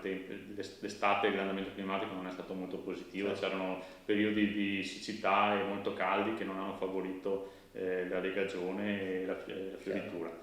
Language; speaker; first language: Italian; native; Italian